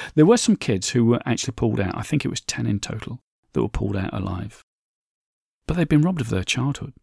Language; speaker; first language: English; native; English